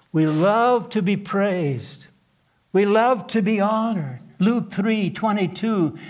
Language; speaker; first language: English; non-native, fluent; Plautdietsch